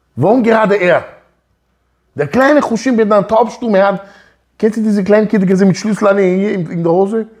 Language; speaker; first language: German; early bilingual, other home language; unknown